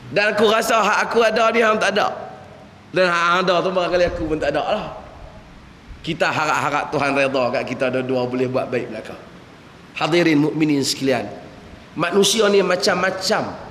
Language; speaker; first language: Malay; native; Malay